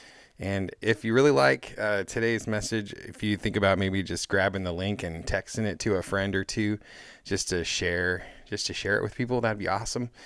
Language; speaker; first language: English; native; English